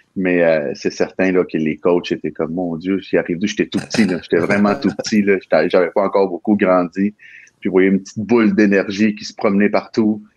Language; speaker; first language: French; early bilingual, other home language; Spanish